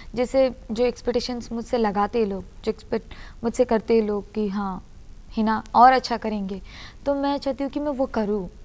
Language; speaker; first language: Hindi; non-native, local second language; Urdu